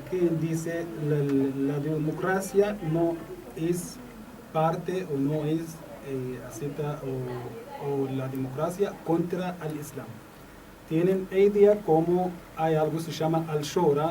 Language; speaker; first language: Spanish; non-native, learner; Arabic